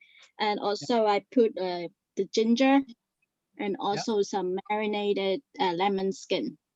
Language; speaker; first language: English; non-native, local second language; Cantonese